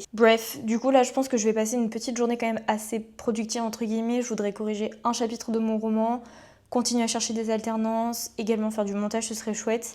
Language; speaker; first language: French; native; French